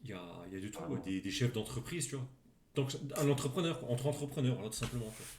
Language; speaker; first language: French; native; French